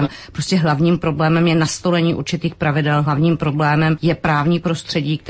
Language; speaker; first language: Czech; native; Czech